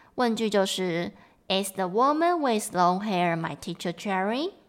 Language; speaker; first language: English; non-native, fluent; Chinese